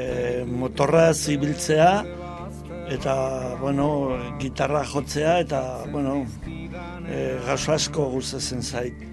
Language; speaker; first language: Basque; non-native, learner; Spanish